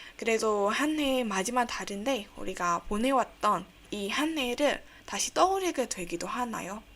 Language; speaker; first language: Korean; non-native, fluent; Burmese